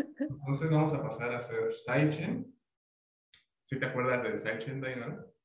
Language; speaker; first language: Spanish; native; Spanish